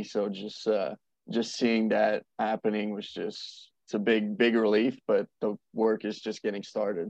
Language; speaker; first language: English; non-native, fluent; French